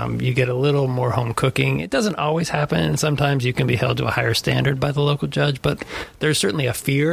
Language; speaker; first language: English; native; English